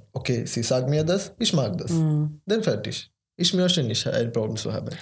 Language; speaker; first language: German; non-native, learner; Malayalam